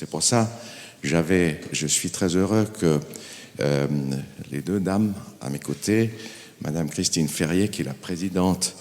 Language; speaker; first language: French; non-native, fluent; German